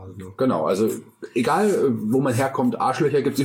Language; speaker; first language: German; native; German